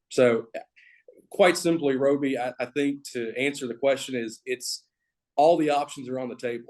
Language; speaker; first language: English; native; English